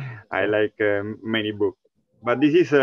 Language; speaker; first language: English; non-native, fluent; Italian